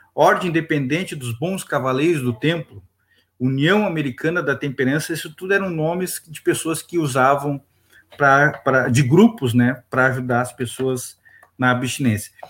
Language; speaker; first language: Portuguese; native; Portuguese